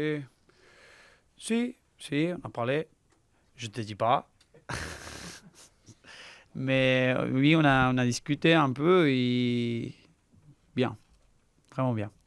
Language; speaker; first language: French; non-native, learner; Spanish